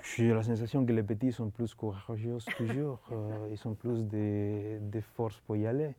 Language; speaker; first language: French; non-native, learner; Spanish